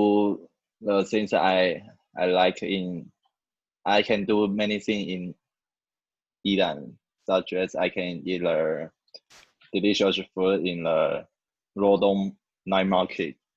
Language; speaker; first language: English; non-native, learner; Chinese